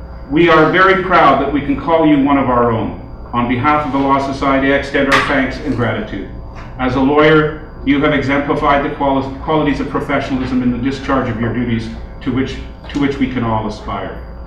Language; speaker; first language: English; native; English